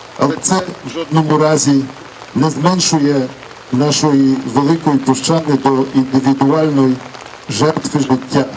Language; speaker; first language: Ukrainian; non-native, fluent; Polish